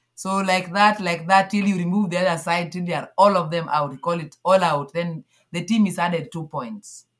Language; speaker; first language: English; non-native, local second language; Luo (Kenya and Tanzania)